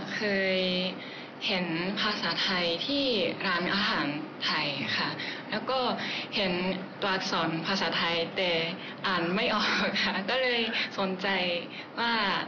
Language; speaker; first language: Thai; non-native, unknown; Japanese